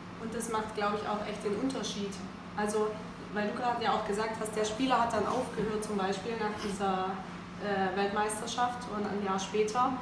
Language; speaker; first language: German; native; German